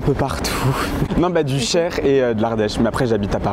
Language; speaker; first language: French; native; French